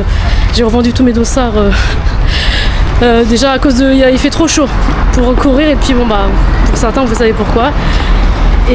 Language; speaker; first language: French; native; French